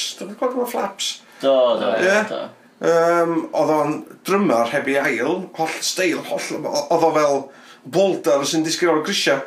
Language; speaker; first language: Welsh; native; Welsh